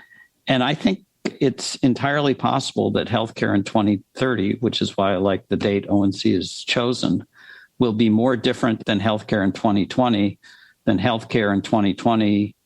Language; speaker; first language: English; native; English